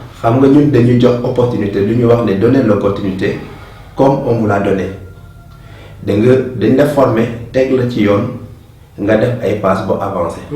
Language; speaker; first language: Wolof; native; Wolof